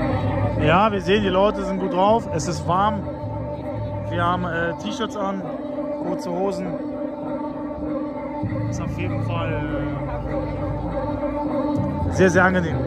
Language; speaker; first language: German; native; German